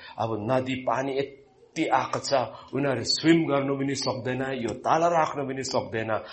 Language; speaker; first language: Nepali; non-native, fluent; Malayalam